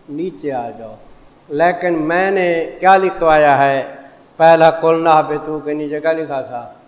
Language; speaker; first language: Urdu; non-native, local second language; Saraiki